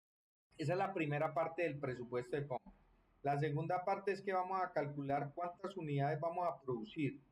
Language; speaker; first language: Spanish; native; Spanish